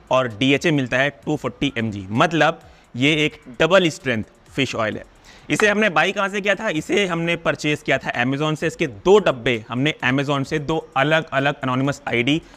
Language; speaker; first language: Hindi; non-native, local second language; Punjabi